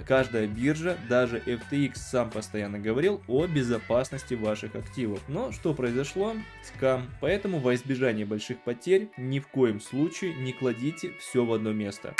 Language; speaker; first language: Russian; native; Russian